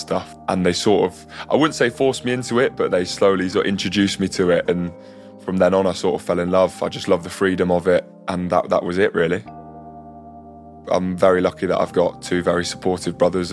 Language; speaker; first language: English; native; English